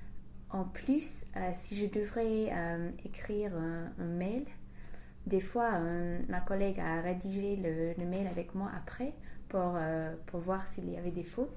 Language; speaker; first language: French; non-native, fluent; English